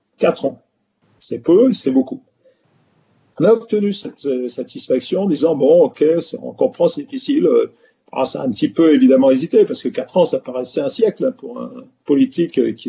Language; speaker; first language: French; native; French